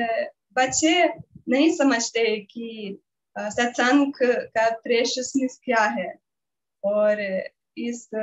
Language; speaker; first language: Hindi; non-native, learner; Russian